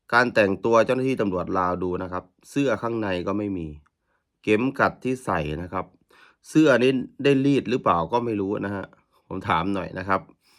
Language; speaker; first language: Thai; native; Thai